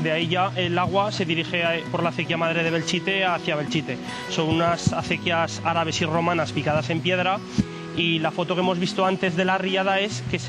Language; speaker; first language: Spanish; native; Spanish